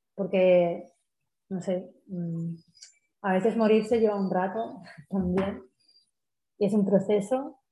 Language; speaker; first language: Spanish; native; Spanish